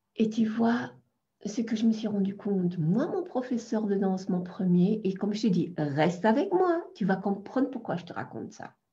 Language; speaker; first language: French; non-native, fluent; German